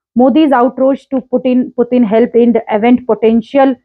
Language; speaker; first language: English; non-native, local second language; Hindi